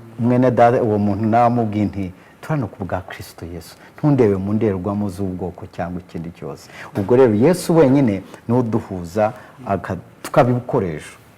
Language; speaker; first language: Kinyarwanda; early bilingual, heritage; Kinyarwanda